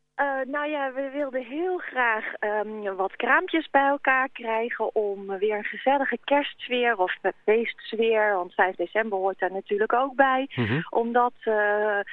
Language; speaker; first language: Dutch; native; Dutch